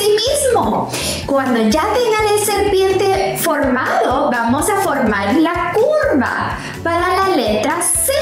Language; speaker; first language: Spanish; non-native, fluent; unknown